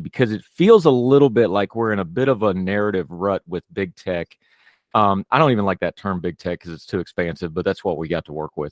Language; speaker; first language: English; native; English